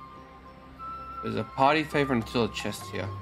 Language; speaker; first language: English; native; English